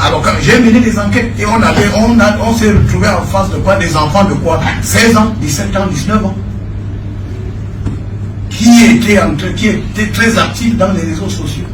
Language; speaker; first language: French; non-native, local second language; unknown